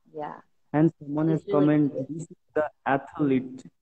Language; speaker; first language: English; non-native, learner; Spanish